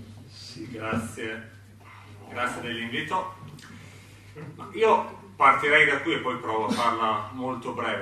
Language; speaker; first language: Italian; native; Italian